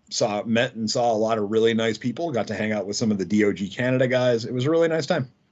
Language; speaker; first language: English; native; English